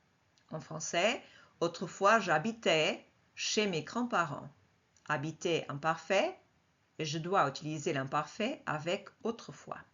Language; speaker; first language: French; non-native, fluent; Portuguese